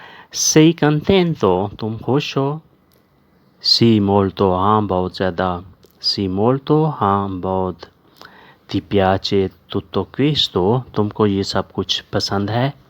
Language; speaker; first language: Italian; non-native, learner; Urdu